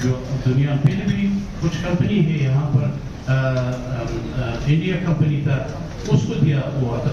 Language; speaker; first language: Hindi; non-native, fluent; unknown